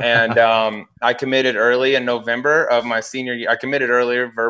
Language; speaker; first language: English; native; English